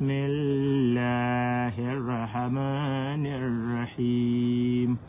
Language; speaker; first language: Yoruba; non-native, local second language; Igbo